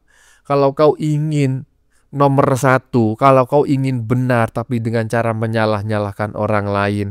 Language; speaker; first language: Indonesian; native; Indonesian